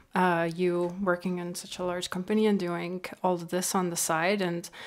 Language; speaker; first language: English; non-native, fluent; Estonian